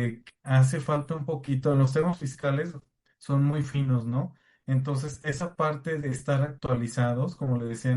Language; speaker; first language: Spanish; native; Spanish